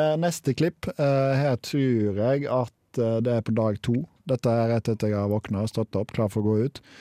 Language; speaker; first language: Norwegian; native; Norwegian